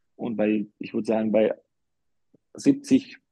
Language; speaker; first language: German; non-native, fluent; Slovak